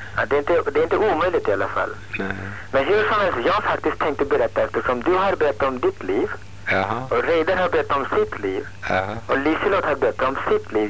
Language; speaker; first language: Swedish; non-native, fluent; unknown